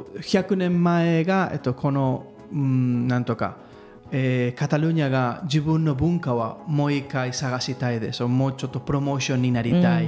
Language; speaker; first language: Japanese; non-native, learner; Catalan